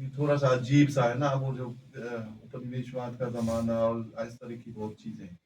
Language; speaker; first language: Hindi; non-native, fluent; German